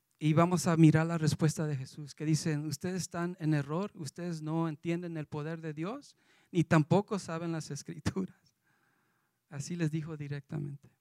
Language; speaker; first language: Spanish; early bilingual, heritage; Spanish